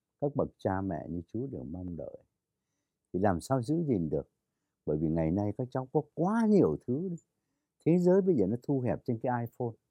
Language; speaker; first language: Vietnamese; native; Vietnamese